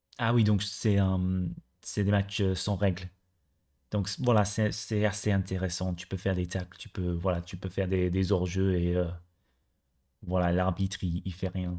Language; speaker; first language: French; native; French